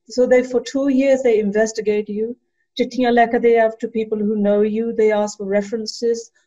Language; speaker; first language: English; early bilingual, other home language; Punjabi